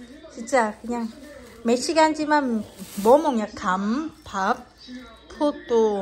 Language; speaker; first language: Korean; non-native, learner; Vietnamese